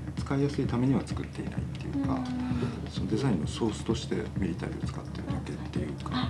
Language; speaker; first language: Japanese; native; Japanese